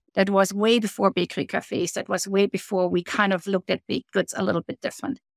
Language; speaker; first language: English; non-native, fluent; German